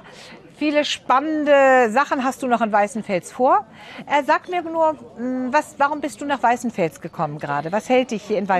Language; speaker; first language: German; native; German